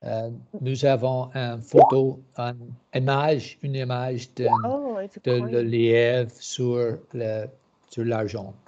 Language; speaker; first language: French; non-native, learner; English